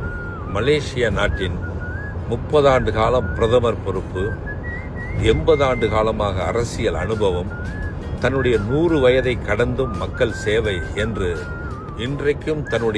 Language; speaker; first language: Tamil; native; Tamil